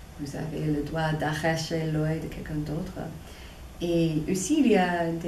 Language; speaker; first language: French; non-native, fluent; English